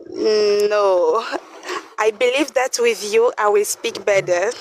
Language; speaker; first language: English; non-native, learner; French